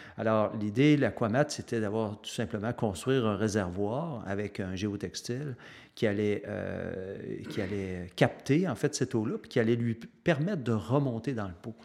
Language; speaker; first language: French; native; French